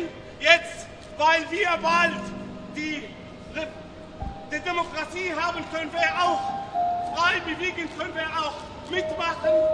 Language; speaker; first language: German; non-native, learner; Arabic